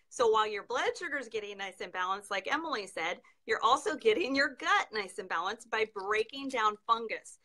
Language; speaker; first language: English; native; English